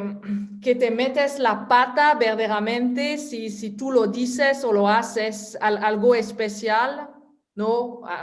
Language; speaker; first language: Spanish; non-native, fluent; French